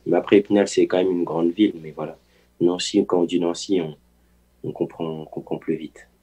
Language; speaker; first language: French; early bilingual, other home language; Haitian Creole